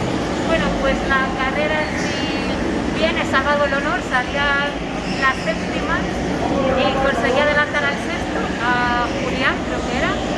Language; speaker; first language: Spanish; native; Spanish